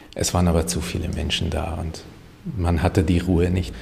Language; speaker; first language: German; non-native, fluent; Hungarian